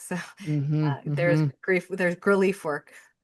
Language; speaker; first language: English; native; English